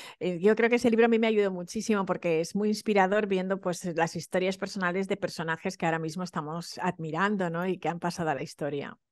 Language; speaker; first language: Spanish; early bilingual, other home language; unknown